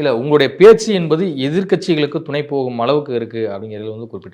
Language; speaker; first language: Tamil; native; Tamil